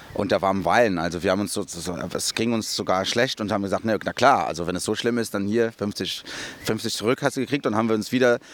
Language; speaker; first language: German; early bilingual, other home language; Portuguese